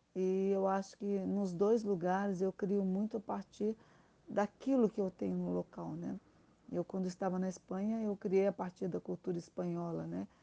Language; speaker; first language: Portuguese; native; Portuguese